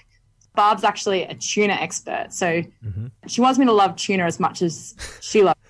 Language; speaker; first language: English; native; English